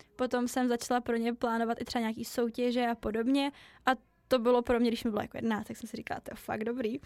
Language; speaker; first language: Czech; native; Czech